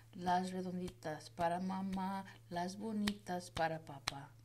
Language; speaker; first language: Spanish; early bilingual, heritage; Spanish